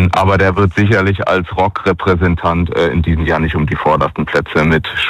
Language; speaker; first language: German; native; German